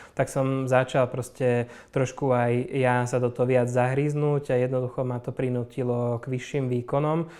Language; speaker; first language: Slovak; non-native, local second language; Hungarian